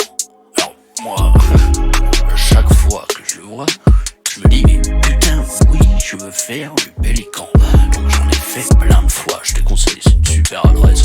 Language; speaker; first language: French; native; French